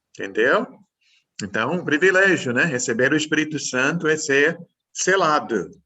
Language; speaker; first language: Portuguese; non-native, fluent; English